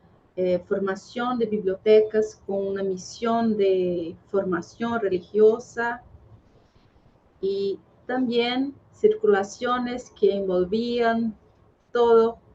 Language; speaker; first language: Spanish; non-native, fluent; Portuguese